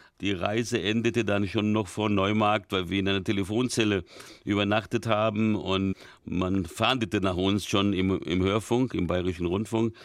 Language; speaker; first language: German; early bilingual, other home language; Hungarian